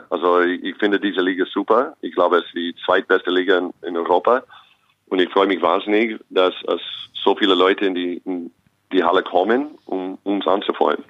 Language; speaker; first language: German; non-native, fluent; English